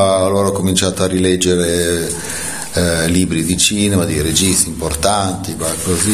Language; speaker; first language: Italian; native; Italian